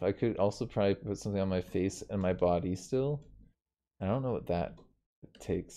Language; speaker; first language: English; native; English